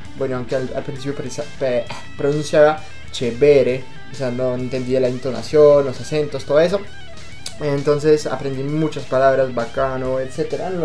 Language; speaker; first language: Spanish; non-native, fluent; French